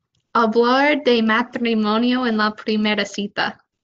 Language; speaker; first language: Spanish; non-native, fluent; English